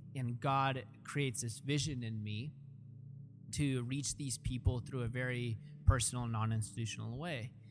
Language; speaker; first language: English; early bilingual, other home language; Russian